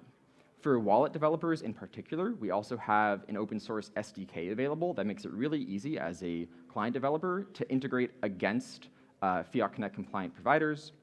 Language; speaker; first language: English; native; English